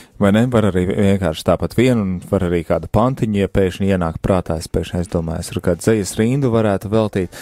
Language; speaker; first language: Latvian; native; Latvian